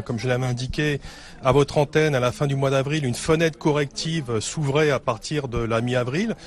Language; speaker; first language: French; native; French